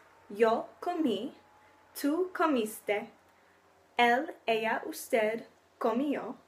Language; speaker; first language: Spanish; non-native, learner; English